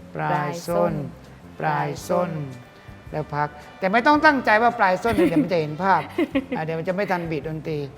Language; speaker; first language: Thai; native; Thai